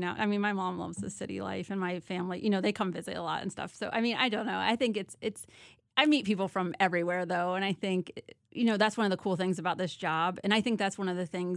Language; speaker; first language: English; native; English